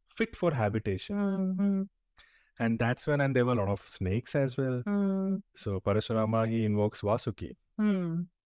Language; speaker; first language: English; non-native, local second language; Tulu